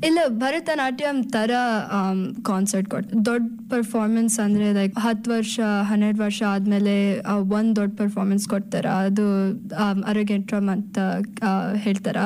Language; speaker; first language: Kannada; early bilingual, heritage; Kannada